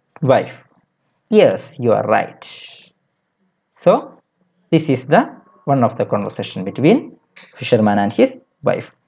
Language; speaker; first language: English; non-native, local second language; Malayalam